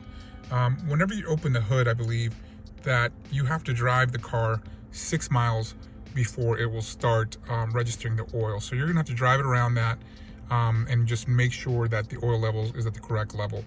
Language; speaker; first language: English; native; English